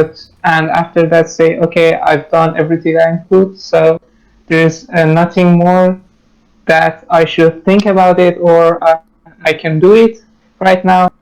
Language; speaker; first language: English; non-native, learner; Persian